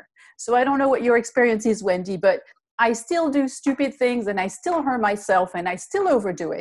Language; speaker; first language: English; non-native, fluent; French